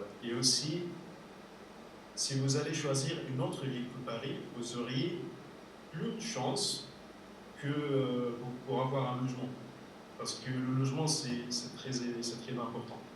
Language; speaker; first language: French; non-native, fluent; Arabic